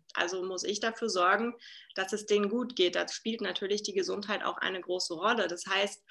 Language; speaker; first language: German; native; German